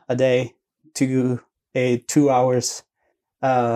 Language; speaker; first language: English; non-native, fluent; Spanish